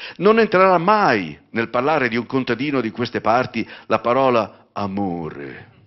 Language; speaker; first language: Italian; native; Italian